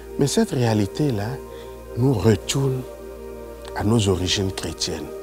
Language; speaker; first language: French; non-native, local second language; Yoruba